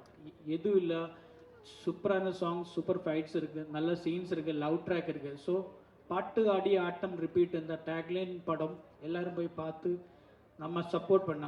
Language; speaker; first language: Tamil; non-native, learner; Malayalam